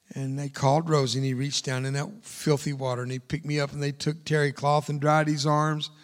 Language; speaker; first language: English; early bilingual, other home language; Spanish